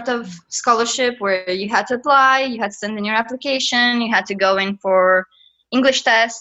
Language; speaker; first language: English; non-native, fluent; Romanian